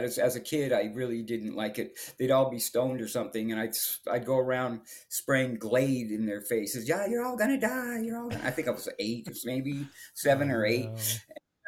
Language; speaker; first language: English; native; English